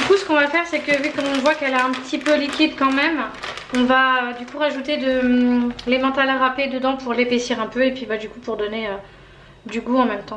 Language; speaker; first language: French; native; French